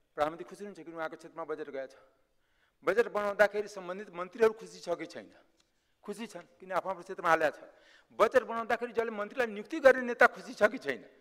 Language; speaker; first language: Nepali; non-native, local second language; Maithili